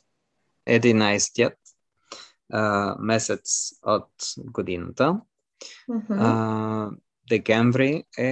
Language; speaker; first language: Bulgarian; non-native, learner; French